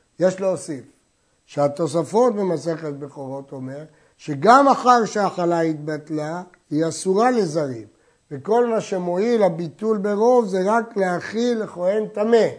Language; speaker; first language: Hebrew; native; Hebrew